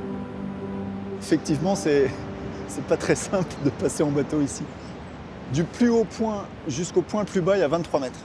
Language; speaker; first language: French; native; French